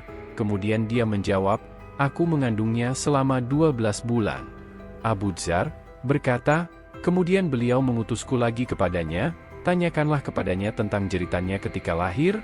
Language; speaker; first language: Indonesian; native; Indonesian